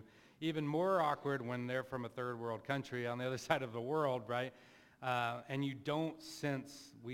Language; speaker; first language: English; native; English